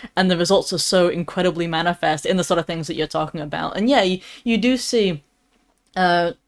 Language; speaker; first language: English; native; English